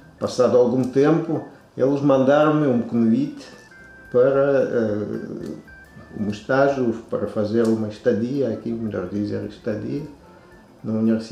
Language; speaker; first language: Portuguese; non-native, fluent; Russian